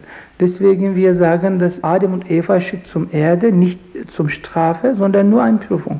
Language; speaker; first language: German; non-native, learner; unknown